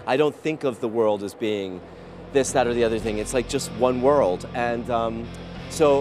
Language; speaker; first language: English; native; English